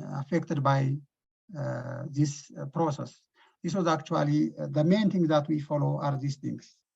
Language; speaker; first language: English; non-native, local second language; Amharic